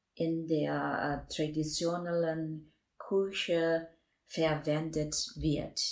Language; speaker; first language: German; non-native, fluent; Burmese